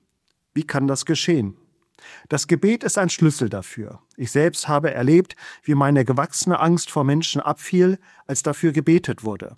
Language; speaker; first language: German; native; German